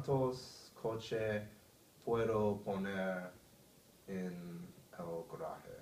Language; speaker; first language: Spanish; non-native, learner; English